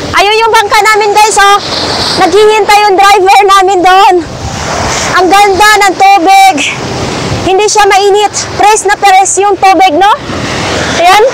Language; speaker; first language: Filipino; non-native, local second language; Masbatenyo